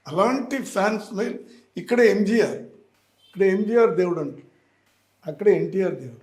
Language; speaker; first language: Telugu; non-native, learner; Tamil